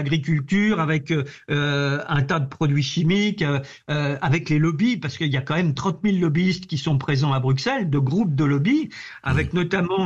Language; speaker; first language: French; native; French